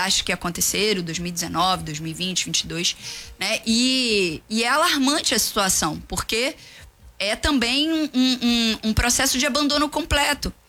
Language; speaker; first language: Portuguese; native; Portuguese